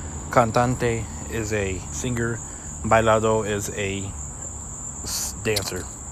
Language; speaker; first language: English; native; English